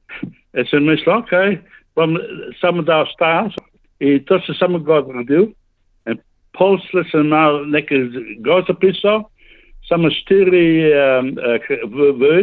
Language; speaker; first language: Slovenian; early bilingual, heritage; Slovenian